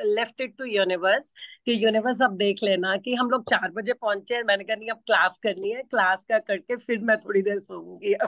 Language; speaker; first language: Hindi; native; Hindi